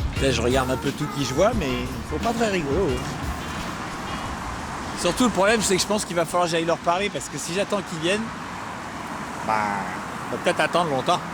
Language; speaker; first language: French; native; French